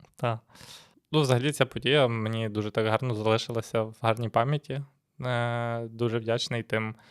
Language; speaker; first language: Ukrainian; native; Ukrainian